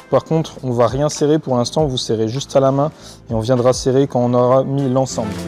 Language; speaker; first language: French; native; French